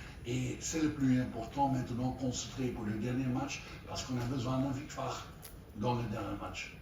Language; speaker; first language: French; non-native, learner; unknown